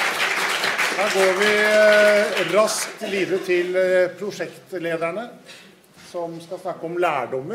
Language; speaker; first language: Norwegian; native; Norwegian